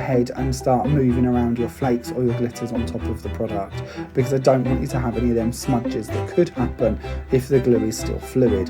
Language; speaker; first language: English; native; English